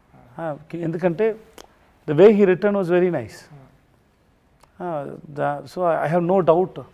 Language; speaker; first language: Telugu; non-native, learner; Tamil